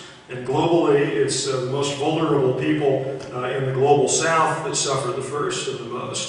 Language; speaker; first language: English; native; English